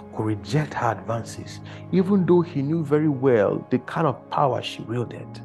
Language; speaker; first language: English; non-native, local second language; Yoruba